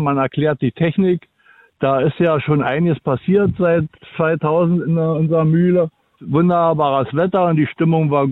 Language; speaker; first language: German; native; German